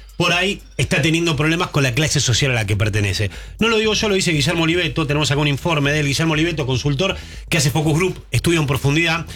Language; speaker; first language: Spanish; native; Spanish